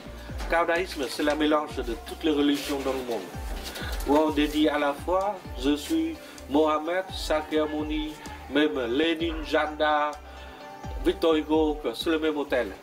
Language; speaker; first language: French; non-native, fluent; Vietnamese